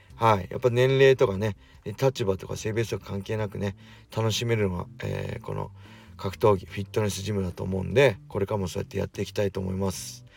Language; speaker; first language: Japanese; native; Japanese